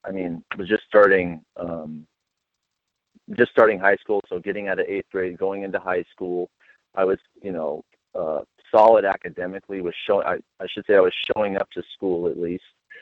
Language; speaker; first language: English; native; English